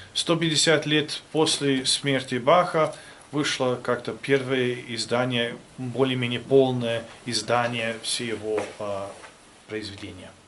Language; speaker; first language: Russian; non-native, fluent; German